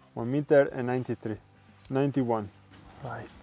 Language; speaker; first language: English; non-native, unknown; Italian